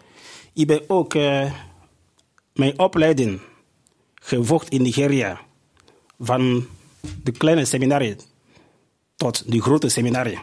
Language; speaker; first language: Dutch; non-native, fluent; Igbo